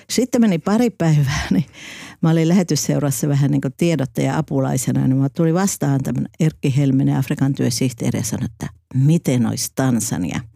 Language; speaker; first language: Finnish; native; Finnish